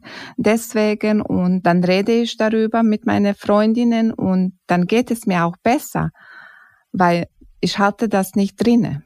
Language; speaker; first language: German; non-native, fluent; Croatian